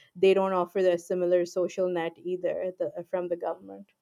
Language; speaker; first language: English; non-native, local second language; Urdu